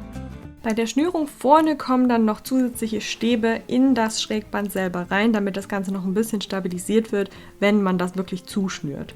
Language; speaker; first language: German; native; German